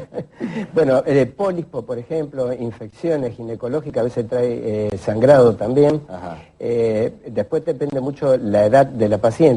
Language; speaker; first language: Spanish; native; Spanish